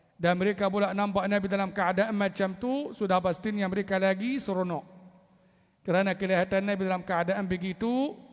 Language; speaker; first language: Malay; non-native, fluent; Arabic